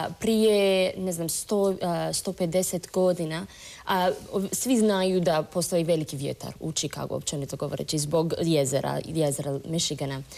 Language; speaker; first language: Croatian; non-native, fluent; English